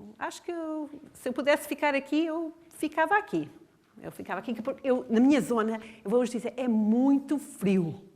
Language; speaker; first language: Portuguese; non-native, fluent; English